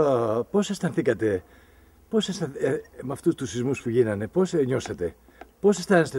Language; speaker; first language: Greek; native; Greek